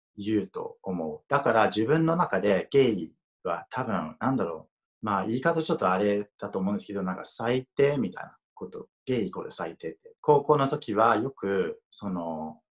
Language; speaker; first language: Japanese; non-native, fluent; English